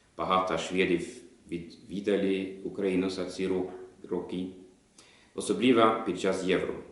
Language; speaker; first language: Ukrainian; non-native, fluent; Swedish